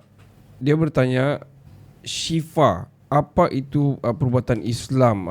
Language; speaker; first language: Malay; native; Malay